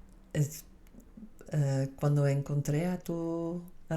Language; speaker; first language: Spanish; non-native, fluent; Dutch